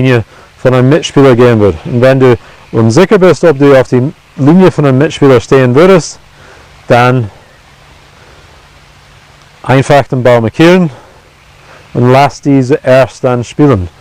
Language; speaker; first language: German; non-native, fluent; English